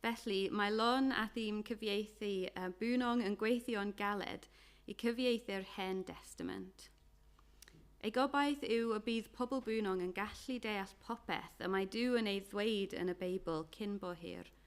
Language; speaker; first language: Welsh; non-native, fluent; English